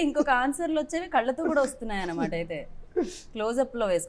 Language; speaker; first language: Telugu; native; Telugu